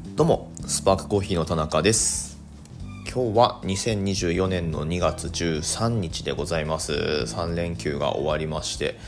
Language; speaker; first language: Japanese; native; Japanese